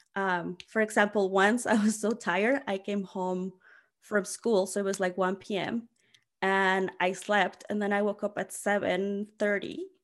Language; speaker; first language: English; non-native, fluent; Spanish